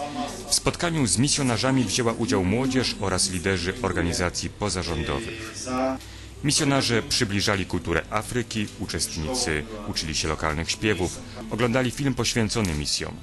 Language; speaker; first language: Polish; native; Polish